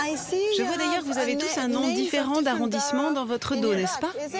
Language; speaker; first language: French; native; French